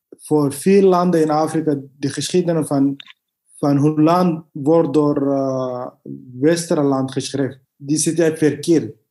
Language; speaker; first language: Dutch; non-native, learner; Arabic